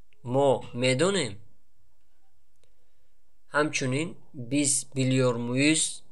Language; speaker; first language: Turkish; non-native, fluent; Tajik